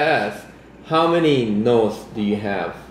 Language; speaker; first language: English; non-native, fluent; Thai